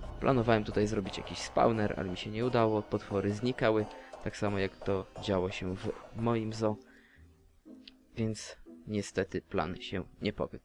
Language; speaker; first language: Polish; native; Polish